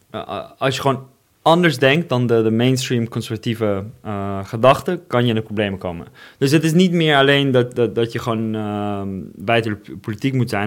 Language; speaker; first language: Dutch; non-native, fluent; Russian